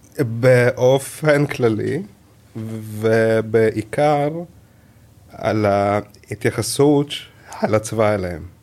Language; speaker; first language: Hebrew; early bilingual, other home language; Russian